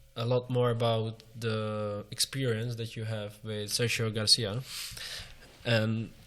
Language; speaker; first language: English; non-native, learner; Czech